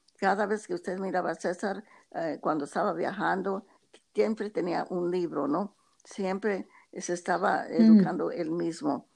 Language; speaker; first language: Spanish; early bilingual, heritage; Spanish